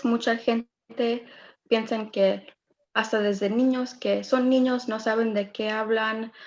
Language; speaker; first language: Spanish; early bilingual, other home language; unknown